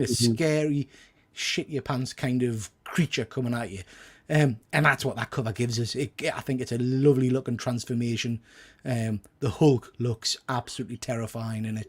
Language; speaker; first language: English; native; English